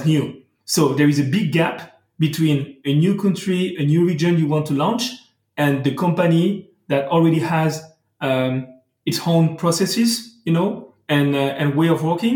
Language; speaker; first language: English; non-native, fluent; French